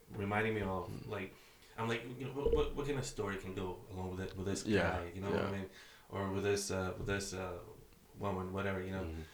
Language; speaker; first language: English; non-native, fluent; Greek